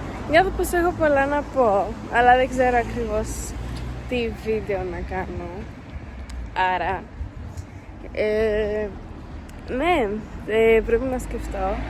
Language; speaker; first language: Greek; early bilingual, heritage; Greek